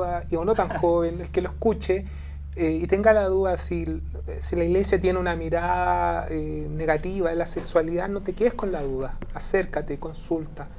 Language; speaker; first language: Spanish; native; Spanish